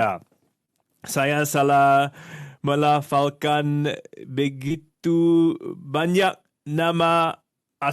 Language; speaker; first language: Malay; non-native, learner; English